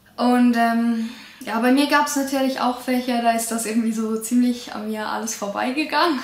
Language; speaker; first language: German; native; German